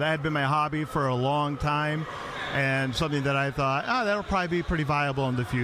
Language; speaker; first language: English; native; English